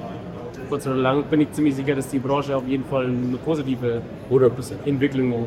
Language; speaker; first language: German; native; German